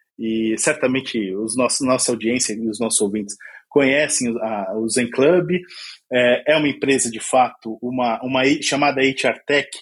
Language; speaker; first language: Portuguese; native; Portuguese